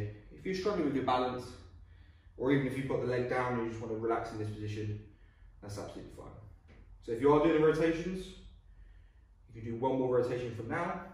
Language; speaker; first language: English; native; English